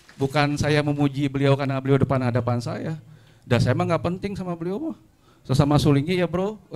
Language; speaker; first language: Indonesian; non-native, local second language; Sundanese